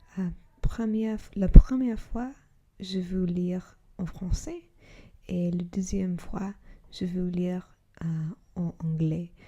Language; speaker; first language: French; non-native, learner; English